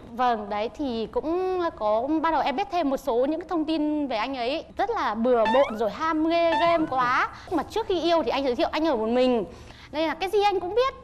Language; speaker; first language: Vietnamese; native; Vietnamese